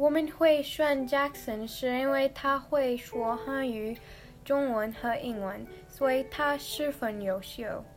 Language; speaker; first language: Chinese; non-native, learner; English